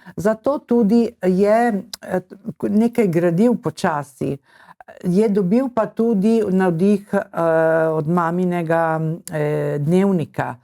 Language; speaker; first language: Slovenian; early bilingual, heritage; Slovenian